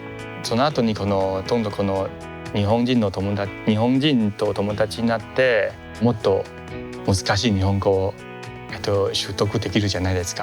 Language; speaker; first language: Japanese; non-native, fluent; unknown